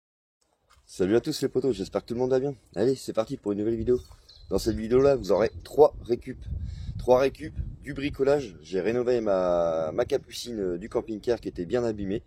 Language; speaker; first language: French; native; French